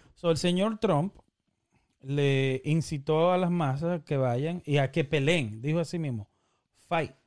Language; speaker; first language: Spanish; early bilingual, heritage; Spanish